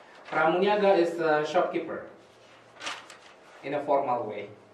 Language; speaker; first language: English; non-native, fluent; Indonesian